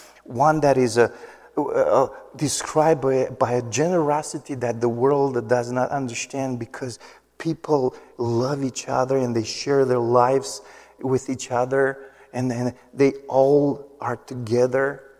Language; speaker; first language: English; non-native, fluent; Romanian